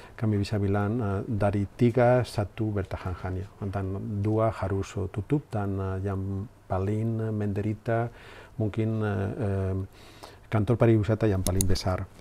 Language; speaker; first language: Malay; non-native, learner; Spanish